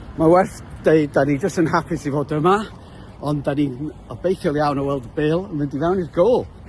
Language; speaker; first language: Welsh; native; Welsh